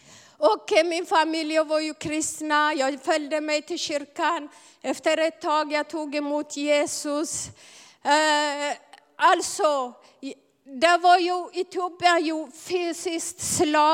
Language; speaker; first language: Swedish; non-native, fluent; Amharic